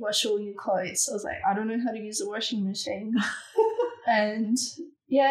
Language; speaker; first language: English; native; English